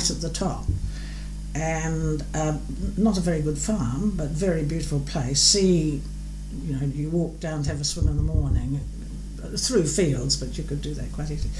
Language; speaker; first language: English; native; English